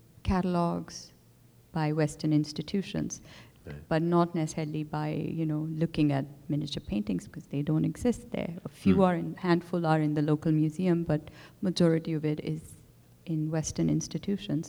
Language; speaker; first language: English; non-native, local second language; Urdu